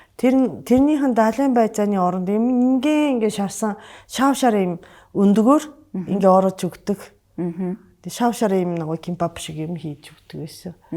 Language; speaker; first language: Mongolian; non-native, fluent; Japanese